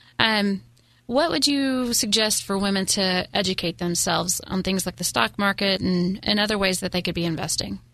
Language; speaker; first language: English; native; English